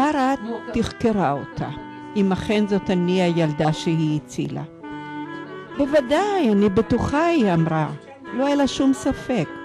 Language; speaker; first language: Hebrew; early bilingual, other home language; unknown